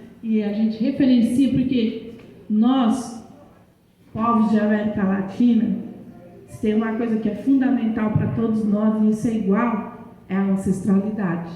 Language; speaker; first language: Portuguese; native; Portuguese